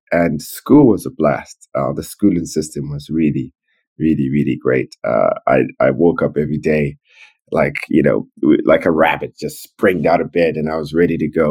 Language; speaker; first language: English; early bilingual, other home language; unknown